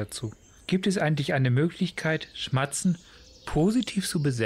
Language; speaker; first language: German; native; German